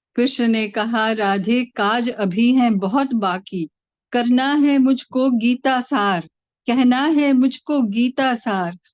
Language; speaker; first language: Hindi; non-native, local second language; Tamil